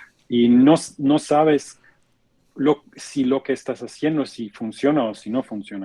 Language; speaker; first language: Spanish; non-native, fluent; German